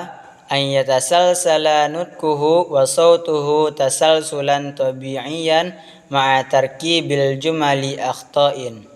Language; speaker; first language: Arabic; non-native, learner; Indonesian